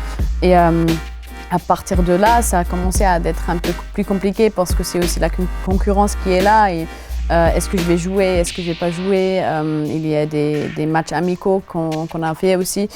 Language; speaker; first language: French; non-native, local second language; German